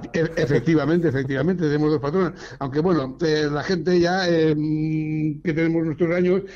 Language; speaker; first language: Spanish; native; Spanish